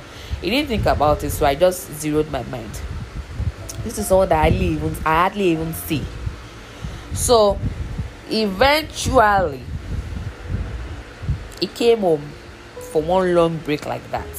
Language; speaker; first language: English; non-native, local second language; Yoruba